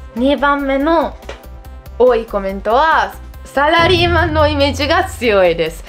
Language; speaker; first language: Japanese; non-native, fluent; Italian